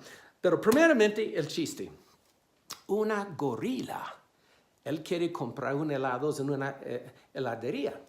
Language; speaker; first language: Spanish; non-native, fluent; English